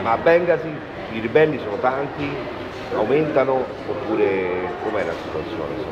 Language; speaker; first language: Italian; native; Italian